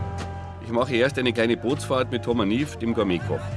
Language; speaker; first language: German; native; German